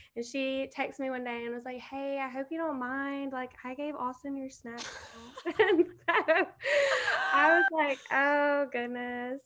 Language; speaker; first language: English; native; English